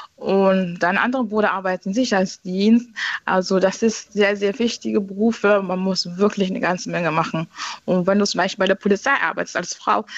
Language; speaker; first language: German; non-native, fluent; Tigrinya